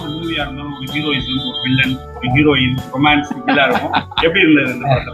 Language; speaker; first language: Tamil; native; Tamil